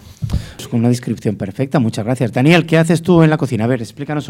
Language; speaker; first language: Spanish; native; Spanish